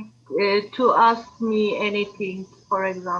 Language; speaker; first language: English; non-native, learner; Turkish